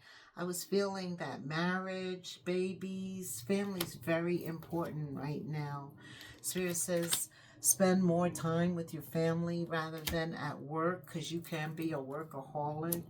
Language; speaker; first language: English; native; English